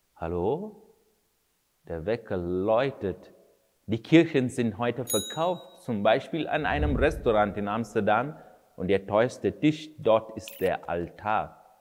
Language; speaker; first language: German; non-native, fluent; Kannada